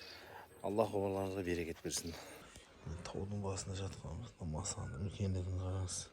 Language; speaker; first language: Kazakh; native; Kazakh